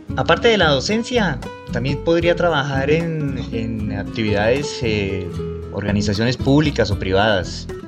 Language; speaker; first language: Spanish; native; Spanish